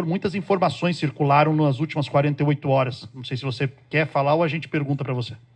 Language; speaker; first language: Portuguese; native; Portuguese